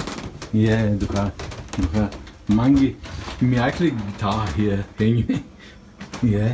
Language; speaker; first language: Danish; non-native, fluent; Bulgarian